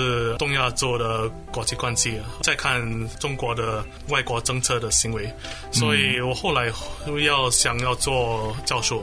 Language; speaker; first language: Chinese; non-native, local second language; English